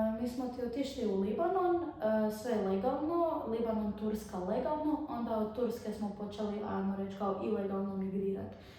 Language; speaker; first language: Bosnian; early bilingual, other home language; Arabic